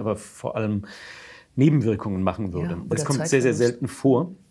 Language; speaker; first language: German; native; German